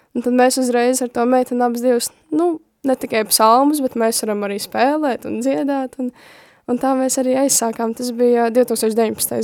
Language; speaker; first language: Latvian; native; Latvian